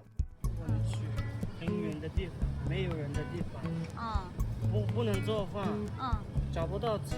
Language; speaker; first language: Chinese; non-native, fluent; Mongolian